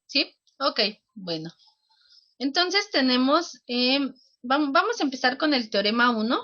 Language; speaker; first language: Spanish; native; Spanish